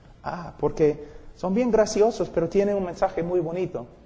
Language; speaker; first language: Spanish; non-native, fluent; English